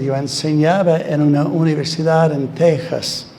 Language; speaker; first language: Spanish; non-native, fluent; English